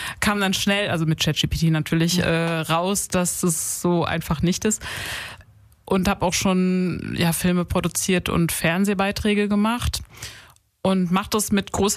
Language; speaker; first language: German; native; German